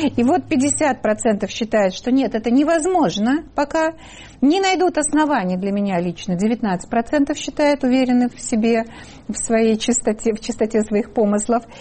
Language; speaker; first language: Russian; native; Russian